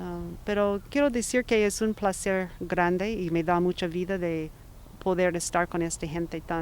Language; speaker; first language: Spanish; non-native, fluent; English